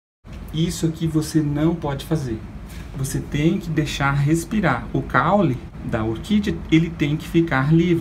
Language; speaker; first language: Portuguese; native; Portuguese